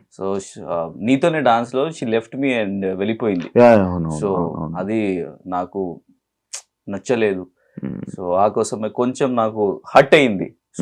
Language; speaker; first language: Telugu; non-native, learner; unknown